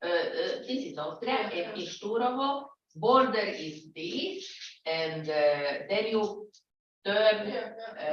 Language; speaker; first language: English; non-native, learner; Slovak